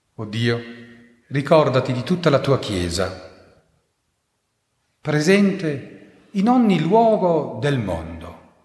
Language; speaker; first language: Italian; non-native, fluent; German